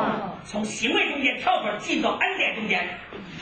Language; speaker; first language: Chinese; native; Chinese